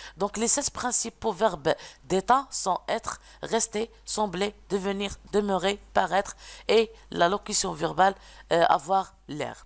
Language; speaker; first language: French; non-native, local second language; Arabic